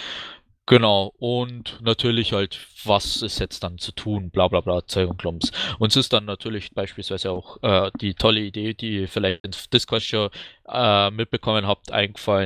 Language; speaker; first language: German; native; German